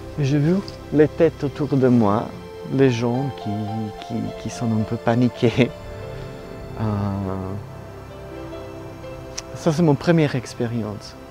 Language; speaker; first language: French; non-native, learner; Italian